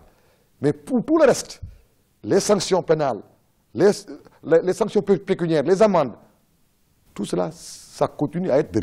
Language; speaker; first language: French; non-native, local second language; Wolof